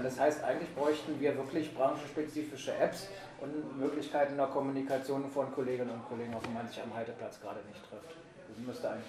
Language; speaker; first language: German; native; German